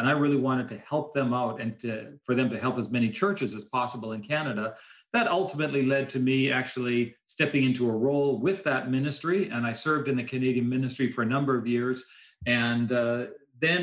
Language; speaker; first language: English; native; English